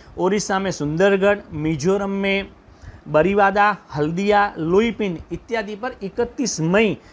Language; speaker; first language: Hindi; non-native, local second language; Gujarati